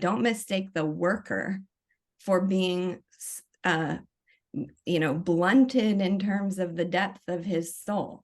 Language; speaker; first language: English; native; English